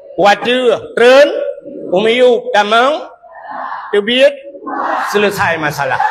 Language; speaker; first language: Malay; non-native, local second language; Achinese